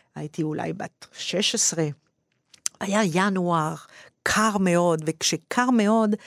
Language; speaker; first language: Hebrew; non-native, fluent; English